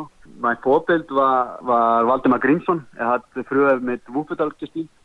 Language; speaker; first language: German; non-native, learner; Icelandic